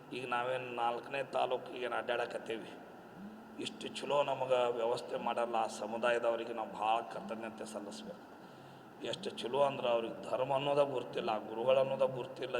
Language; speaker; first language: Kannada; non-native, local second language; Lambadi